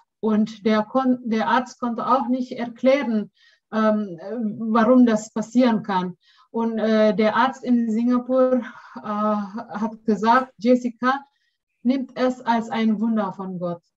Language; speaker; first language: German; non-native, learner; Indonesian